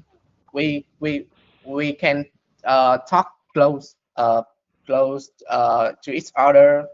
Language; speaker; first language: English; non-native, learner; Vietnamese